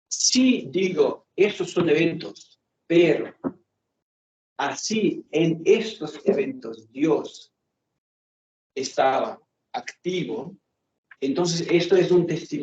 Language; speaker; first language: Spanish; non-native, fluent; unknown